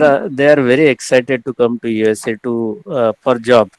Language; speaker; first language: English; non-native, learner; Marathi